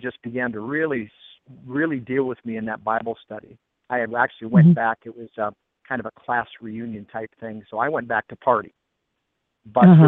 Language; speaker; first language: English; native; English